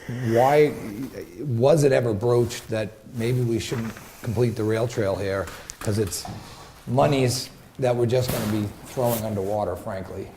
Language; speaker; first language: English; native; English